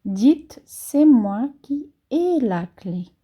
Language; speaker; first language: French; non-native, fluent; Portuguese